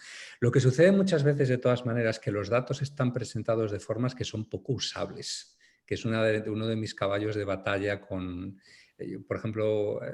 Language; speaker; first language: Spanish; native; Spanish